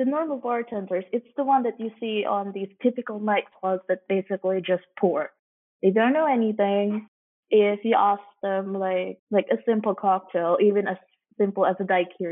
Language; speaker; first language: English; non-native, local second language; Cantonese